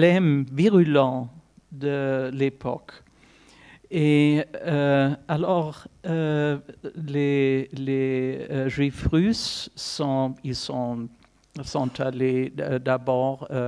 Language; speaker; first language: French; non-native, fluent; German